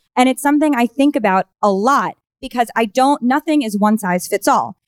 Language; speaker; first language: English; native; English